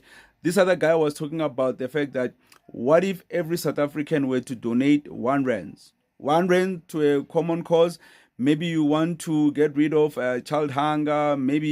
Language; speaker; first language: English; non-native, local second language; Zulu